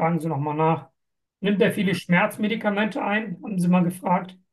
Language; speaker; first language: German; non-native, fluent; Turkish